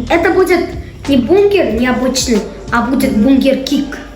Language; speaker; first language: Russian; non-native, local second language; Kazakh